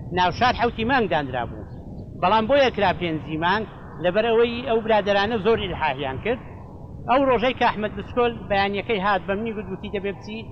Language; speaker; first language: Central Kurdish; native; Central Kurdish